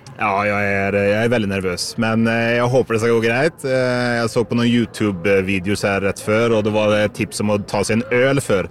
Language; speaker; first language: Swedish; native; Swedish